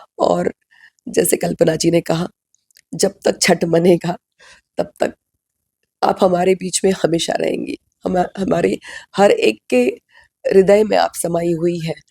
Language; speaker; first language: Hindi; non-native, local second language; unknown